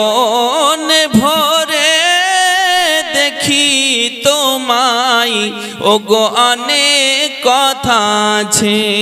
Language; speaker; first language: Bangla; native; Bangla